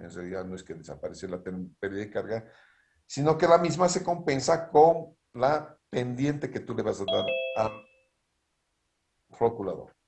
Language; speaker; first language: Spanish; native; Spanish